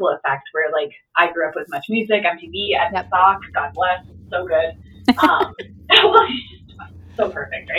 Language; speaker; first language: English; native; English